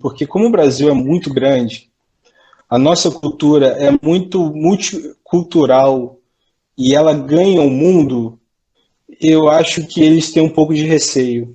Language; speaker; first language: Portuguese; native; Portuguese